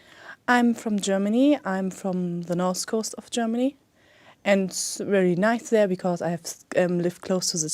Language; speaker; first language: English; non-native, fluent; German